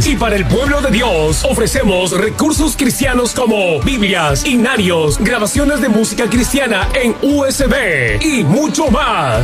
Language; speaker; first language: Spanish; native; Spanish